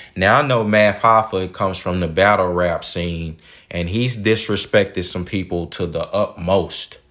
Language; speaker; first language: English; native; English